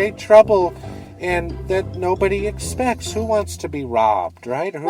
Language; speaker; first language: English; native; English